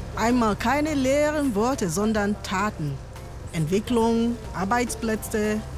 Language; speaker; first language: German; non-native, fluent; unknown